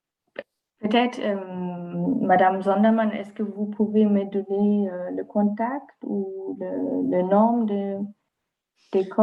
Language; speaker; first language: French; non-native, learner; German